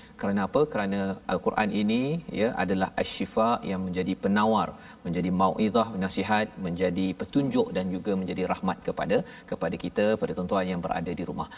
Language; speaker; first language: Malay; native; Malay